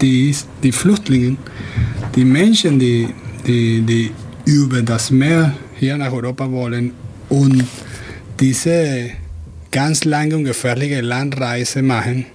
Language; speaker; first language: German; non-native, fluent; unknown